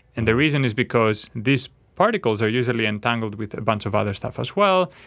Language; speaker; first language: English; non-native, fluent; Greek